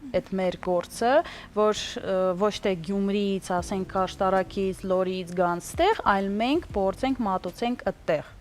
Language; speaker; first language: Armenian; early bilingual, heritage; Armenian